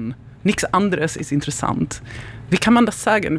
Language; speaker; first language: German; non-native, learner; Swedish